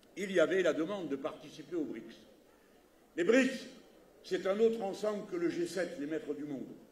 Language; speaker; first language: French; native; French